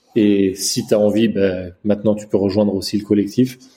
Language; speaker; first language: French; early bilingual, other home language; Chinese